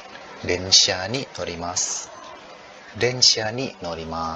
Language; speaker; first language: Japanese; non-native, fluent; Indonesian